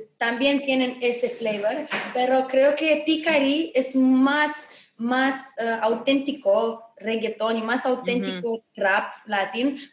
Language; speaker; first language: Spanish; non-native, fluent; Romanian